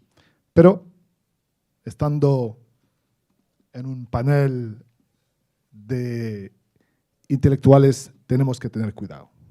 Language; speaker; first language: Spanish; non-native, fluent; Arabic